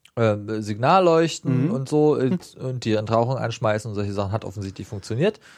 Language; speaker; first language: German; native; German